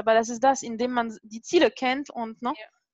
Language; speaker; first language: German; non-native, fluent; French